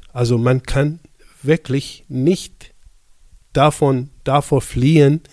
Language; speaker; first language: German; non-native, fluent; Persian